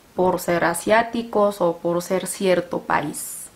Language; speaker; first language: Spanish; non-native, fluent; Korean